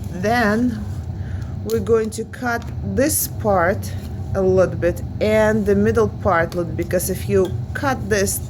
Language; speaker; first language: English; non-native, fluent; Russian